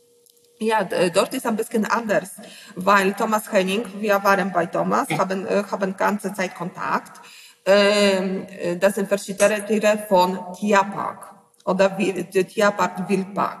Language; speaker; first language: German; non-native, learner; Polish